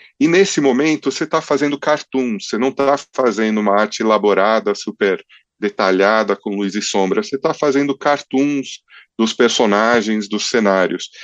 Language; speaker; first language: Portuguese; early bilingual, other home language; English